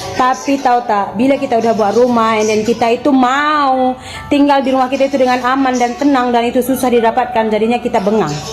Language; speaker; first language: Indonesian; native; Indonesian